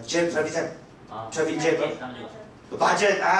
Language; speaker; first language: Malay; non-native, local second language; Chinese